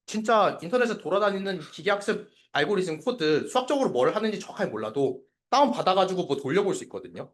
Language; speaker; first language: Korean; native; Korean